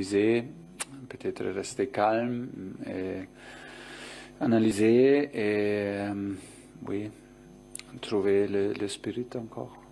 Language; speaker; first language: French; non-native, fluent; German